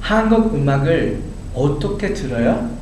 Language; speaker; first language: Korean; non-native, learner; English